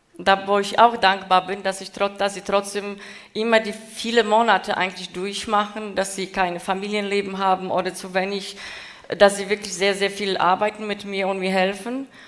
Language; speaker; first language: German; non-native, fluent; Polish